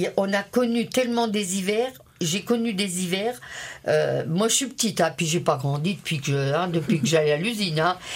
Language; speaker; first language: French; early bilingual, other home language; Italian